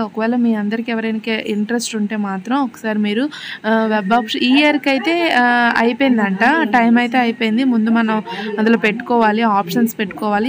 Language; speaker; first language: Telugu; native; Telugu